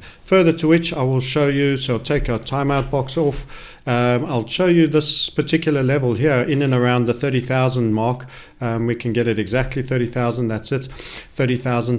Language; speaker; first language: English; native; English